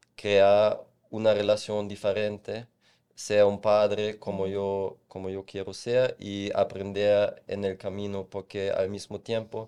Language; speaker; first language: Spanish; non-native, fluent; German